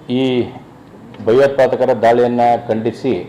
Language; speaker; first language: Kannada; native; Kannada